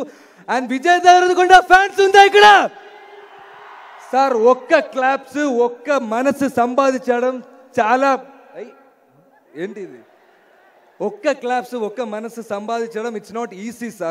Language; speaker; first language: Telugu; non-native, learner; Malayalam